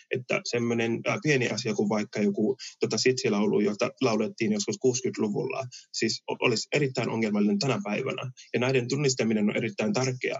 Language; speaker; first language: Finnish; early bilingual, other home language; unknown